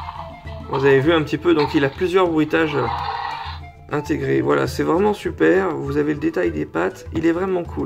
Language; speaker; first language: French; native; French